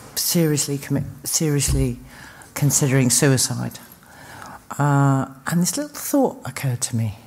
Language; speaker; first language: English; native; English